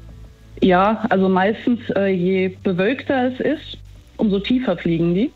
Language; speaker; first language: German; native; German